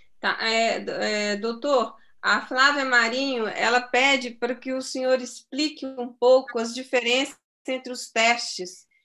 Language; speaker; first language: Portuguese; native; Portuguese